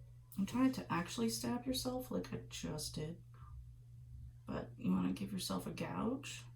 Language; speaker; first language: English; native; English